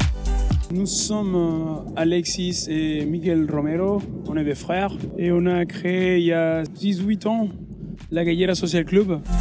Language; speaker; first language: French; non-native, fluent; Spanish